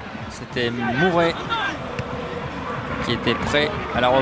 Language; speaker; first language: French; native; French